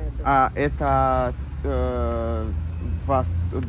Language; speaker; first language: Russian; non-native, learner; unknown